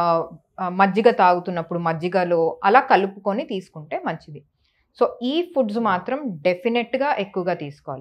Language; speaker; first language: Telugu; native; Telugu